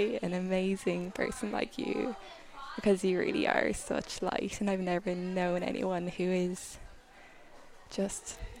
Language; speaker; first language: English; native; English